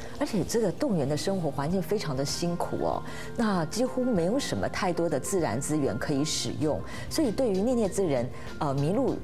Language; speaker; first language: Chinese; native; Chinese